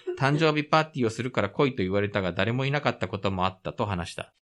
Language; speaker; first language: Japanese; native; Japanese